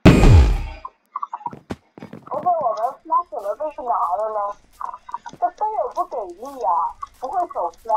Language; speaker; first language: Chinese; native; Chinese